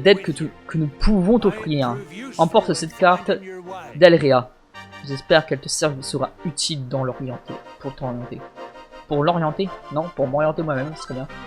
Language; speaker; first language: French; native; French